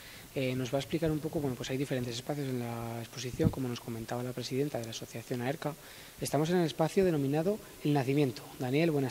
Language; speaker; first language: Spanish; native; Spanish